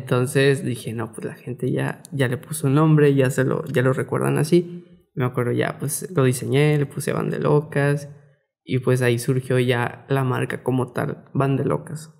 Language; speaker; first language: Spanish; native; Spanish